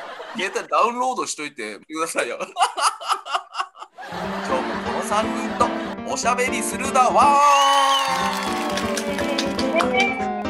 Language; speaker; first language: Japanese; native; Japanese